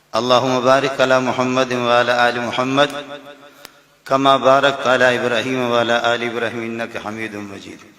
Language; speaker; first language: Urdu; non-native, local second language; Baluchi